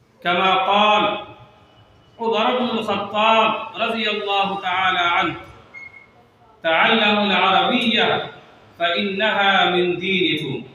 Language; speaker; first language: Arabic; non-native, fluent; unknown